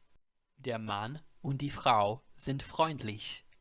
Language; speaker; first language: German; non-native, fluent; English